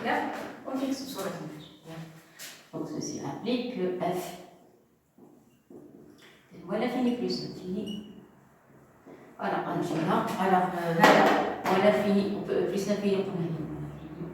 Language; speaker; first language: French; non-native, local second language; Arabic